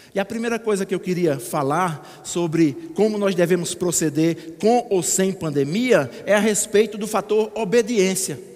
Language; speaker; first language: Portuguese; native; Portuguese